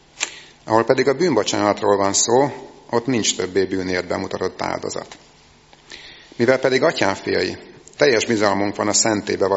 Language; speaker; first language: Hungarian; native; Hungarian